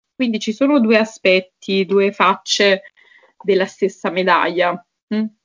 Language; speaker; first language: Italian; native; Italian